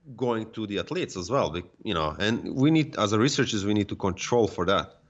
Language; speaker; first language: English; non-native, fluent; Serbian